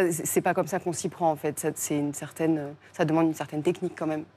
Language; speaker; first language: French; native; French